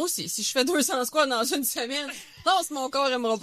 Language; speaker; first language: French; native; French